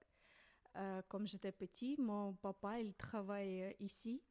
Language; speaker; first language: French; non-native, learner; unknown